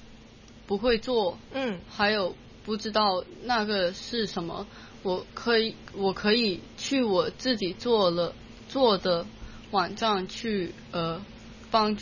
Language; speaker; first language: Chinese; non-native, local second language; Cantonese